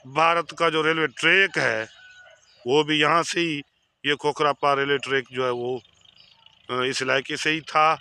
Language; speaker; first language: Urdu; non-native, local second language; Sindhi